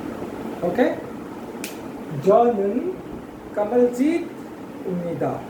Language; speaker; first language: Korean; non-native, fluent; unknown